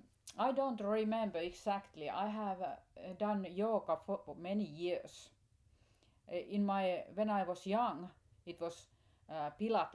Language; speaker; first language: English; non-native, learner; Finnish